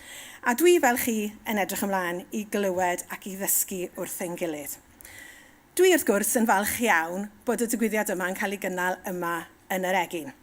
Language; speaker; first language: Welsh; native; Welsh